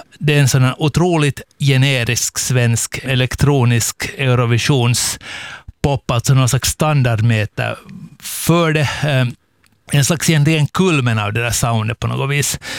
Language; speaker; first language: Swedish; native; Swedish